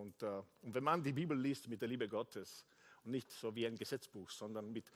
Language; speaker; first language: German; non-native, fluent; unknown